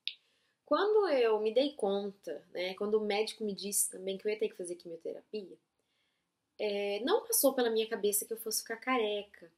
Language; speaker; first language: Portuguese; native; Portuguese